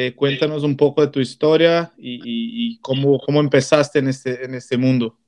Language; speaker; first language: Spanish; non-native, fluent; Portuguese